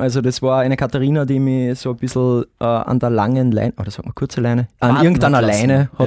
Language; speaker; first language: German; native; German